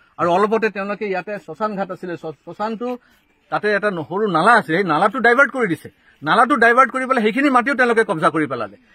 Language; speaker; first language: Assamese; native; Assamese